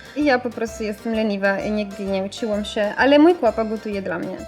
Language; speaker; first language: Polish; non-native, learner; Italian